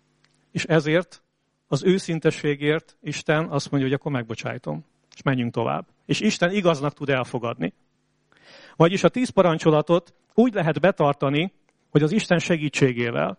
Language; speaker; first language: Hungarian; native; Hungarian